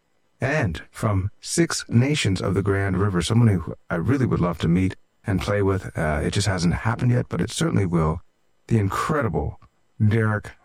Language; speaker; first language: English; native; English